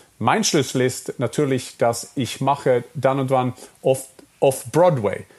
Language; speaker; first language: German; non-native, fluent; Norwegian